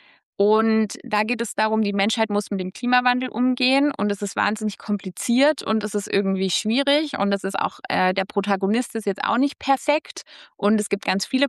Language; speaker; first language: German; native; German